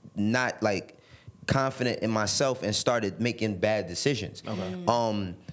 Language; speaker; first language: English; native; English